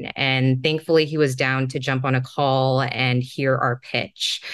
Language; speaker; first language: English; native; English